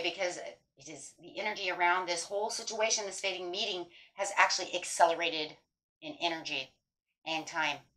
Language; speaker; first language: English; native; English